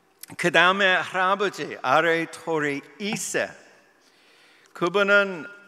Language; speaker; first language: Korean; non-native, fluent; English